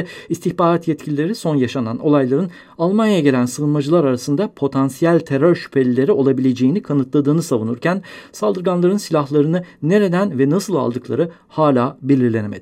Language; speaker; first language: Turkish; native; Turkish